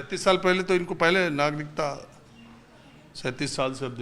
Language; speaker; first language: Hindi; native; Hindi